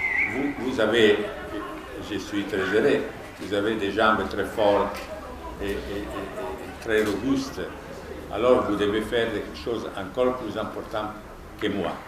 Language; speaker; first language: French; non-native, fluent; Italian